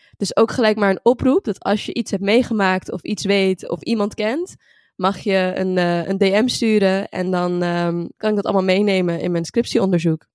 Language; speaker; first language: Dutch; native; Dutch